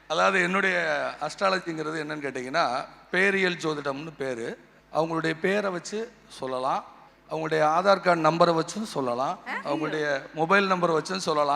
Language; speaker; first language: Tamil; native; Tamil